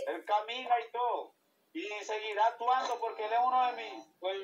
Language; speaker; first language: Spanish; native; Spanish